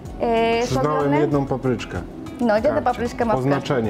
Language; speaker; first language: Polish; non-native, learner; Spanish